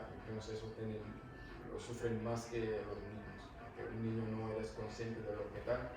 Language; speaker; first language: Spanish; non-native, fluent; Wolof